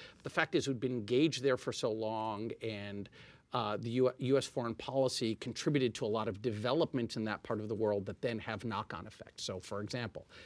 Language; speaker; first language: English; non-native, fluent; Arabic